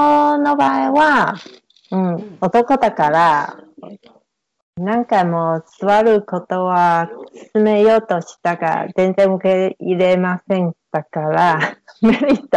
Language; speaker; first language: Japanese; non-native, learner; Chinese